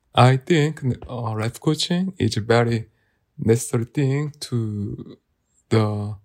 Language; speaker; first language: English; non-native, learner; Korean